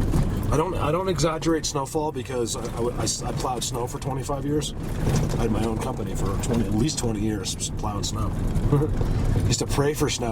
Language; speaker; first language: English; native; English